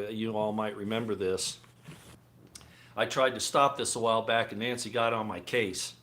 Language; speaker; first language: English; native; English